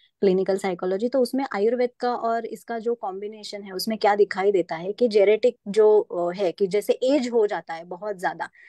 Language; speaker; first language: Hindi; non-native, local second language; Marathi